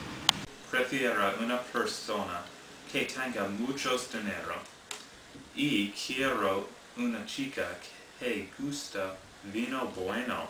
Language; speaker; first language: Spanish; non-native, learner; English